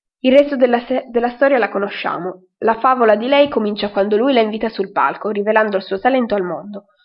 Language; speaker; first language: Italian; native; Italian